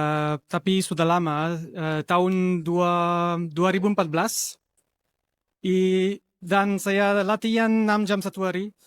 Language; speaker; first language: Indonesian; non-native, learner; French